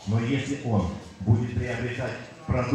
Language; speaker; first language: Russian; non-native, learner; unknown